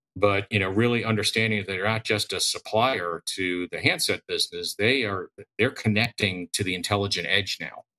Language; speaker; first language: English; native; English